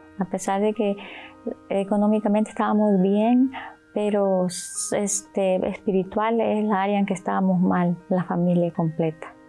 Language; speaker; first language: Spanish; native; Spanish